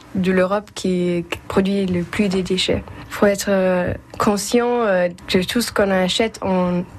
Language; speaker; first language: French; non-native, fluent; German